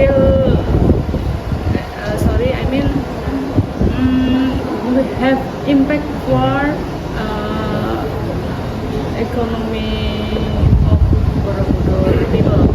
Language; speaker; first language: English; non-native, learner; Indonesian